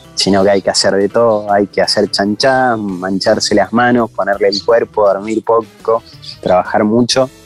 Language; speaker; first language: Spanish; native; Spanish